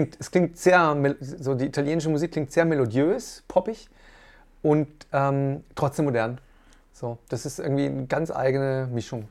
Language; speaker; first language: German; native; German